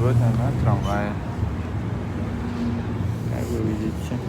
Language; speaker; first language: Russian; non-native, fluent; Tajik